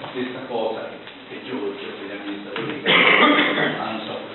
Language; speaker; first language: Italian; native; Italian